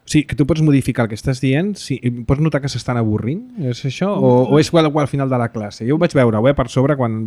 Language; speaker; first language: Catalan; native; Catalan